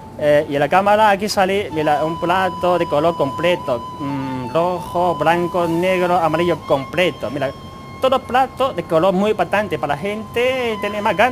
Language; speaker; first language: Spanish; non-native, learner; Chinese